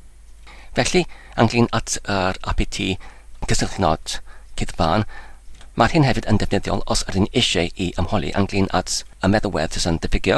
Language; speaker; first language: Welsh; non-native, learner; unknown